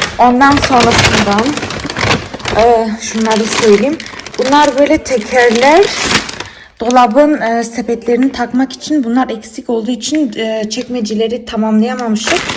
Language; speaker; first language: Turkish; early bilingual, heritage; Turkish